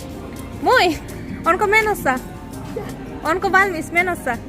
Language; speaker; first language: Finnish; non-native, learner; Bangla